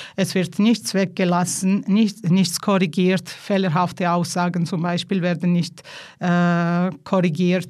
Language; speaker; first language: German; non-native, fluent; Georgian